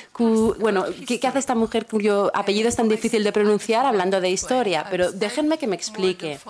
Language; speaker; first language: Spanish; non-native, fluent; Polish